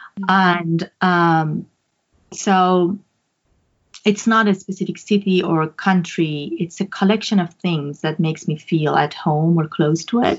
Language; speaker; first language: English; non-native, fluent; Persian